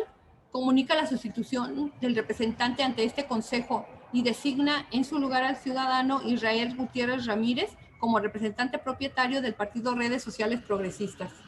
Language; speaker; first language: Spanish; native; Spanish